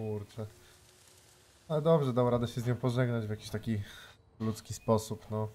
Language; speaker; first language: Polish; native; Polish